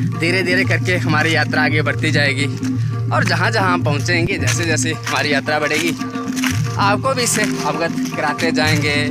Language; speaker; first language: Hindi; native; Hindi